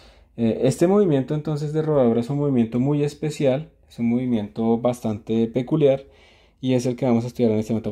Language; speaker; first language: Spanish; native; Spanish